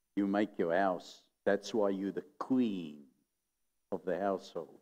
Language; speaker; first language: English; non-native, local second language; Afrikaans